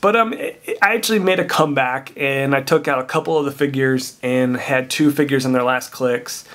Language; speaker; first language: English; native; English